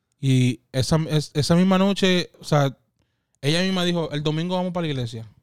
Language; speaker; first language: Spanish; native; Spanish